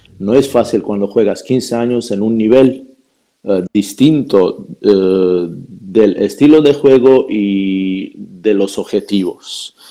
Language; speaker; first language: Spanish; non-native, fluent; Croatian